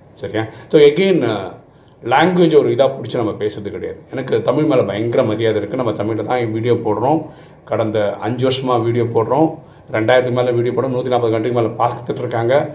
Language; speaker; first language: Tamil; non-native, local second language; Malayalam